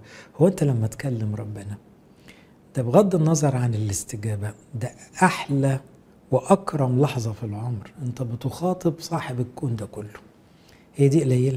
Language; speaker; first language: Arabic; native; Arabic